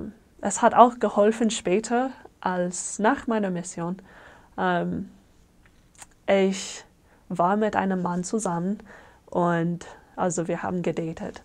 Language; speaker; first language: German; non-native, fluent; English